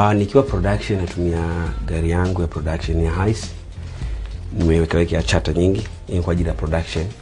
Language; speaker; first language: Swahili; native; Swahili